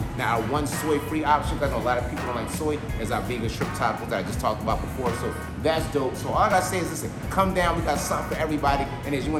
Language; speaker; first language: English; native; English